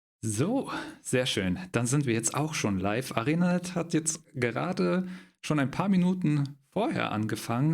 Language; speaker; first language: German; native; German